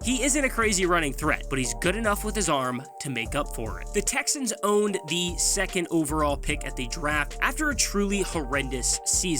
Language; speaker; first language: English; native; English